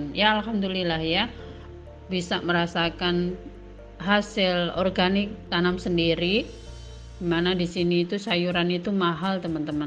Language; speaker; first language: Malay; non-native, local second language; Javanese